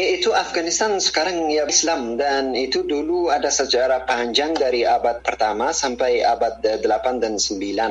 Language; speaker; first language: Indonesian; non-native, fluent; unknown